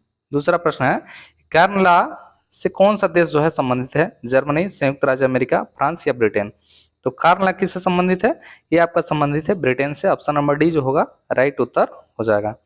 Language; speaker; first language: Hindi; native; Hindi